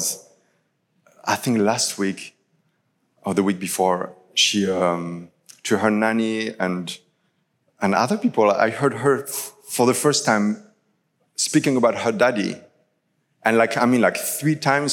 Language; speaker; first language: English; non-native, fluent; French